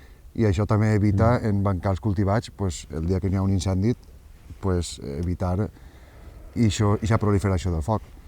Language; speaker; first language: Catalan; native; Catalan